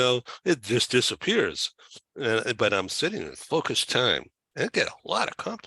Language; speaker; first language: English; native; English